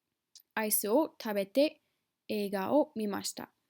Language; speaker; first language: Japanese; non-native, fluent; English